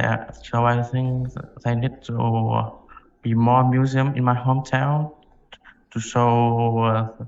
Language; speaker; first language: English; non-native, learner; Vietnamese